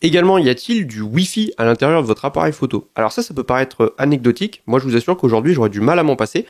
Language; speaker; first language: French; native; French